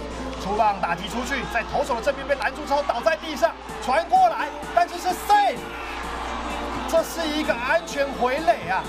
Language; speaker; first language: Chinese; native; Chinese